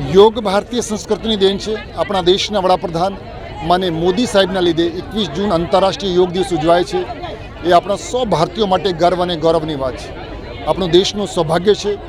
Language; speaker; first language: Gujarati; non-native, local second language; Hindi